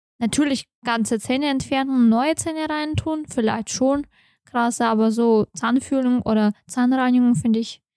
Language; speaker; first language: German; non-native, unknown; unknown